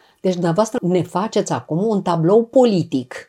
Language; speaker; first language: Romanian; native; Romanian